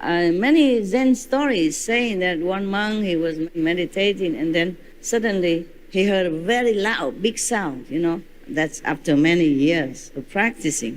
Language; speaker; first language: English; non-native, fluent; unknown